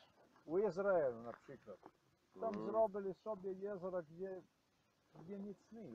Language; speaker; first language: Polish; non-native, learner; Croatian